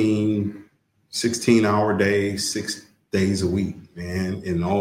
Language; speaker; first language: English; native; English